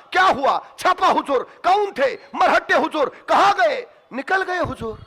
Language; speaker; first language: Hindi; non-native, local second language; Marathi